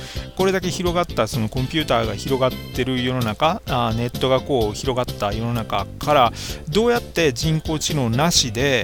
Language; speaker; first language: Japanese; native; Japanese